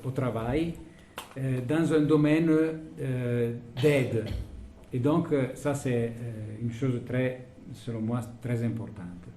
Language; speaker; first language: French; non-native, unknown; Italian